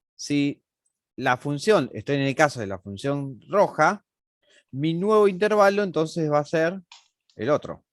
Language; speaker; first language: Spanish; native; Spanish